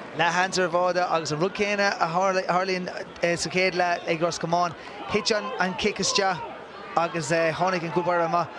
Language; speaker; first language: Irish; non-native, local second language; English